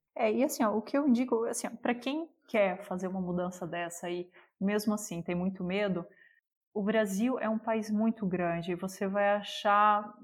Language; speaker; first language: Portuguese; non-native, local second language; German